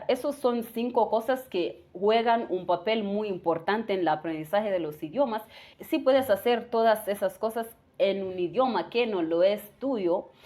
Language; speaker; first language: Spanish; non-native, fluent; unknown